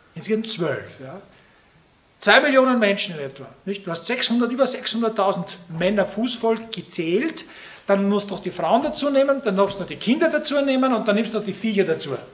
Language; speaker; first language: German; native; German